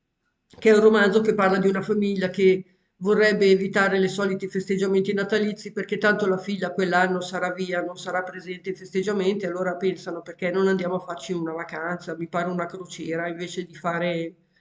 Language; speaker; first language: Italian; native; Italian